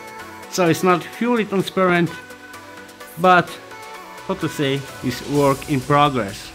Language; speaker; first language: English; non-native, learner; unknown